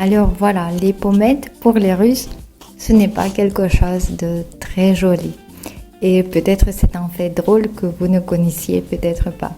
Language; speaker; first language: French; non-native, fluent; Russian